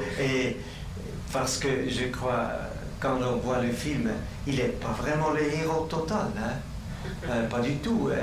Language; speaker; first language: French; non-native, local second language; German